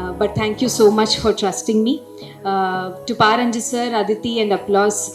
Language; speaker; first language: Tamil; non-native, fluent; Malayalam